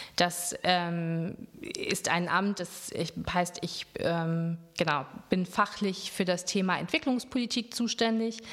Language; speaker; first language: German; native; German